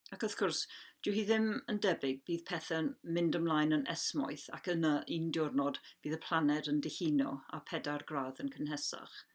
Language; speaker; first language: Welsh; non-native, local second language; English